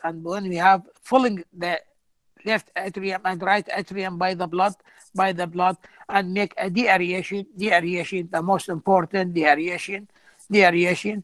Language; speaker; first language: English; non-native, fluent; Arabic